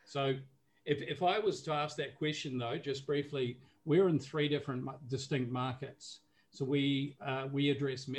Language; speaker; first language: English; native; English